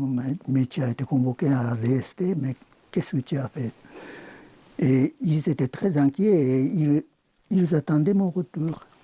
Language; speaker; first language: French; non-native, fluent; Japanese